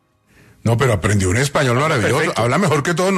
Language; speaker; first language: Spanish; native; Spanish